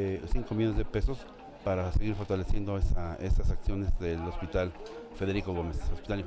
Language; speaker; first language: Spanish; native; Spanish